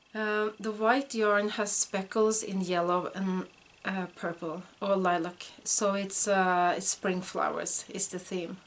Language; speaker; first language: English; non-native, fluent; Norwegian